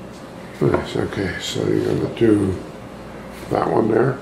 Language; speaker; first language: English; native; English